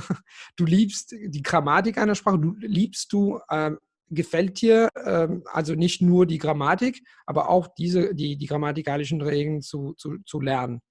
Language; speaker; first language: German; non-native, fluent; Italian